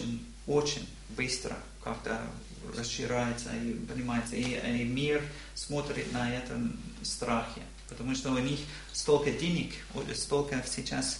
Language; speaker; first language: Russian; non-native, learner; English